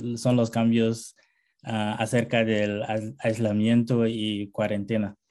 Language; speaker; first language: Spanish; non-native, fluent; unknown